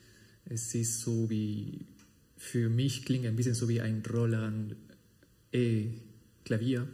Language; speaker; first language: German; non-native, fluent; Spanish